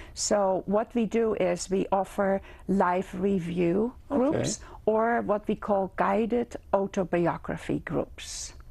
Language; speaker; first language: English; non-native, fluent; Dutch